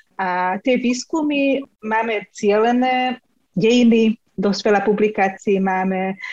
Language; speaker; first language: Slovak; non-native, local second language; Hungarian